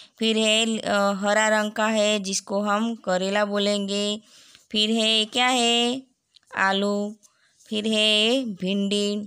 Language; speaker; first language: Hindi; non-native, local second language; Gujarati